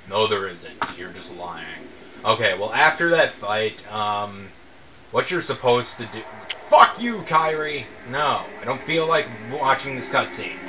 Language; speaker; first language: English; native; English